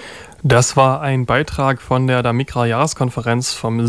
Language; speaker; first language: German; native; German